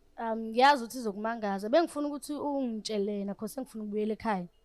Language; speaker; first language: Zulu; native; Zulu